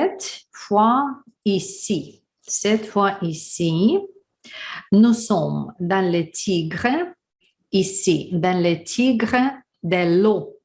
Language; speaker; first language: French; non-native, learner; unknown